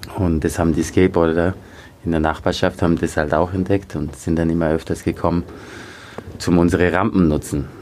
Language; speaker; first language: German; early bilingual, other home language; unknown